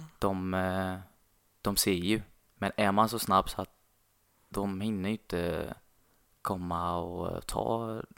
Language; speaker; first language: Swedish; non-native, fluent; Arabic